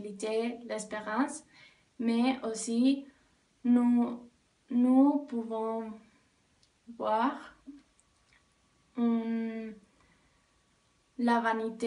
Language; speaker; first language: French; non-native, learner; Spanish